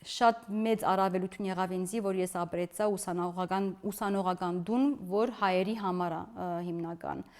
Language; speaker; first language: Armenian; early bilingual, heritage; Armenian